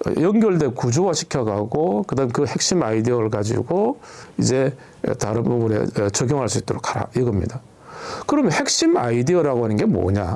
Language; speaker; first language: Korean; native; Korean